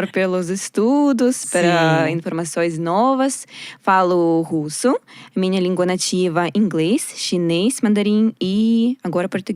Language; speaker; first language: Portuguese; non-native, learner; Russian